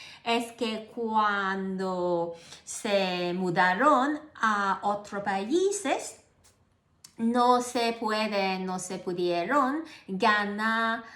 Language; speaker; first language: Spanish; non-native, learner; Cantonese